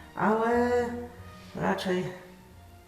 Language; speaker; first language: Polish; non-native, local second language; Rusyn